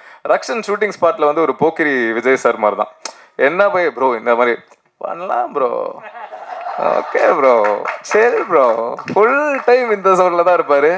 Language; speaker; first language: Tamil; native; Tamil